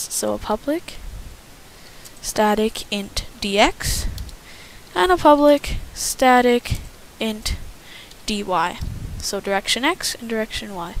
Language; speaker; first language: English; native; English